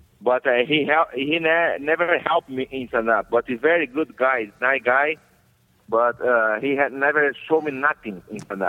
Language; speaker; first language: English; non-native, learner; Portuguese